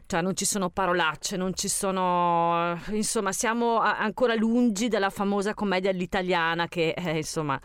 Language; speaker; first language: Italian; native; Italian